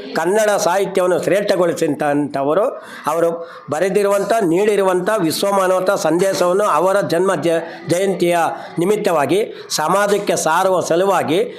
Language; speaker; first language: Kannada; native; Kannada